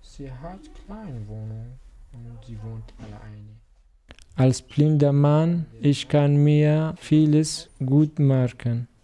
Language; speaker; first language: German; non-native, learner; Arabic